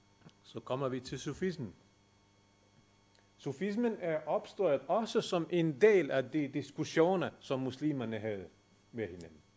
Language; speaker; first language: Danish; non-native, fluent; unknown